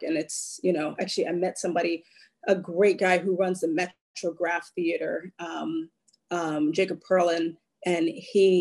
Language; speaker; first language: English; native; English